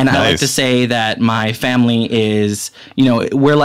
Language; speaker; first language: English; native; English